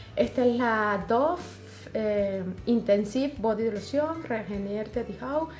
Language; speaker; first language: Spanish; native; Spanish